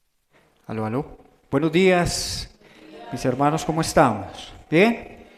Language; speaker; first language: Spanish; native; Spanish